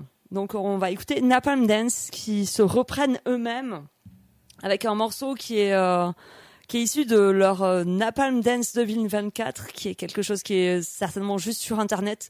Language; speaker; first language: French; native; French